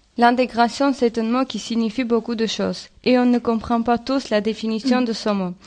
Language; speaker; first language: French; non-native, learner; Armenian